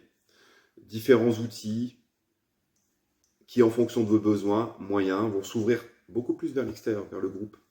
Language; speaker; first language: French; native; French